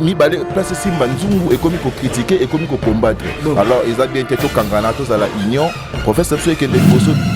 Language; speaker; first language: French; non-native, local second language; Lingala